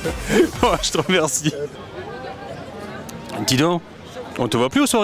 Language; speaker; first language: French; native; French